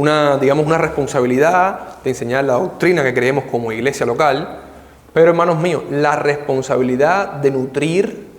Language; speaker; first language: Spanish; native; Spanish